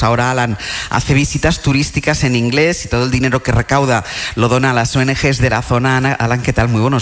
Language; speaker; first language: Spanish; native; Spanish